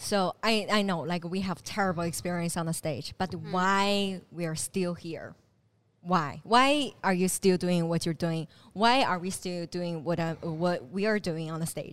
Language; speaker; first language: English; non-native, fluent; Chinese